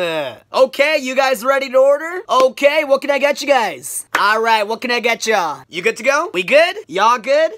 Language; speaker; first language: English; early bilingual, other home language; Japanese